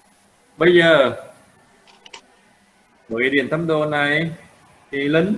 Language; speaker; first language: Vietnamese; native; Vietnamese